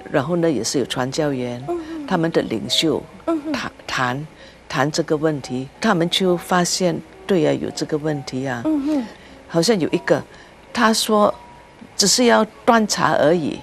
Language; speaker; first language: Chinese; early bilingual, heritage; Chinese